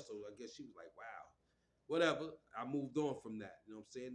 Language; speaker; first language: English; native; English